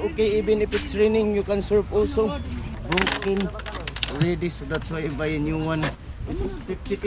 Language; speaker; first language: English; non-native, local second language; Cebuano